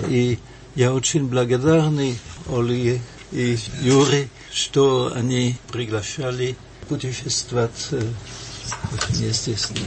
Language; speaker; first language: Russian; non-native, learner; French